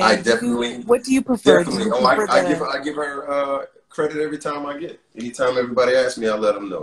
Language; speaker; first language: English; native; English